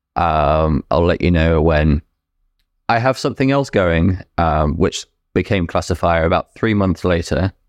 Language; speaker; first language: English; native; English